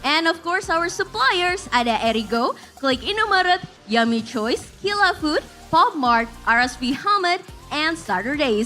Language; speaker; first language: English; non-native, fluent; Indonesian